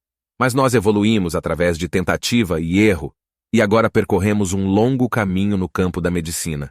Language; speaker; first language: Portuguese; native; Portuguese